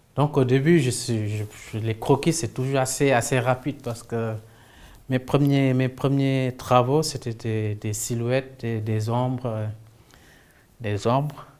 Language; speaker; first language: French; non-native, local second language; Wolof